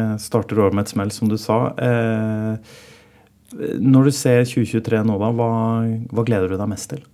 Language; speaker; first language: Norwegian; native; Norwegian